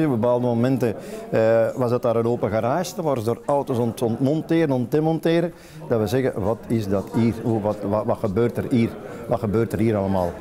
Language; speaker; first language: Dutch; native; Dutch